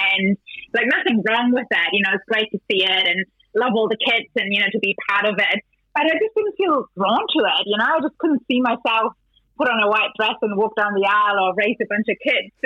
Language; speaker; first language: English; non-native, fluent; German